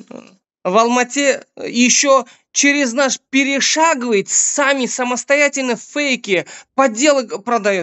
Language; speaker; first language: Russian; non-native, local second language; Uzbek